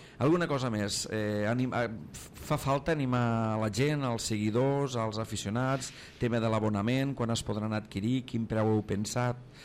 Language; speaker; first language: Catalan; native; Catalan